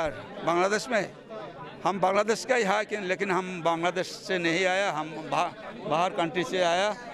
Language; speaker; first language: Hindi; non-native, learner; Bangla